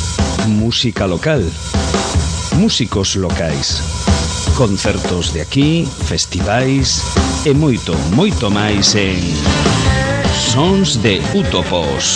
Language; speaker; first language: Spanish; non-native, local second language; Galician